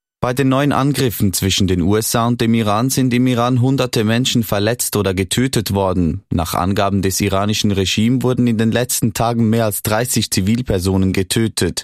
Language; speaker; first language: German; native; German